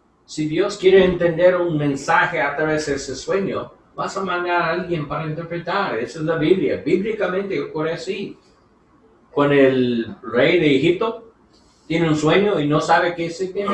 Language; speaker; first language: Spanish; non-native, learner; English